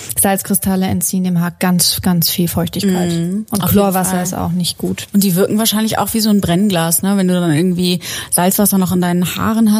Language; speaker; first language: German; native; German